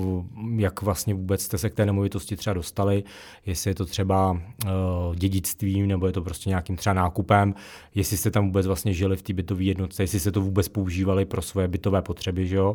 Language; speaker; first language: Czech; native; Czech